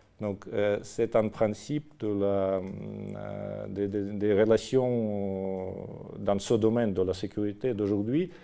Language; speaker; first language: French; non-native, fluent; Russian